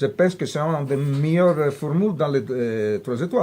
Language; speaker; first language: French; non-native, fluent; Italian